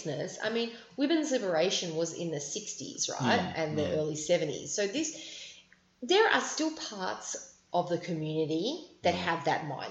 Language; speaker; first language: English; native; English